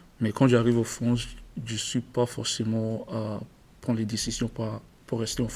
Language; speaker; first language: French; non-native, learner; English